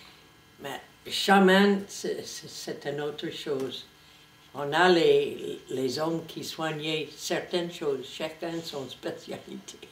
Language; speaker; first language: French; non-native, fluent; English